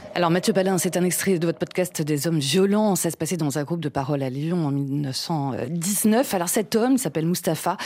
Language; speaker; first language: French; native; French